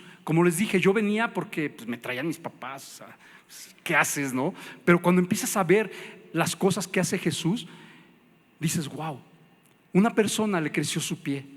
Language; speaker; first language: Spanish; native; Spanish